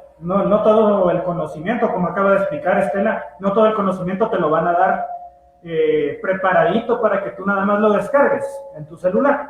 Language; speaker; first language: Spanish; native; Spanish